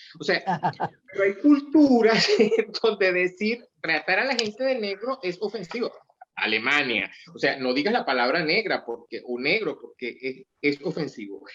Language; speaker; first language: Spanish; native; Spanish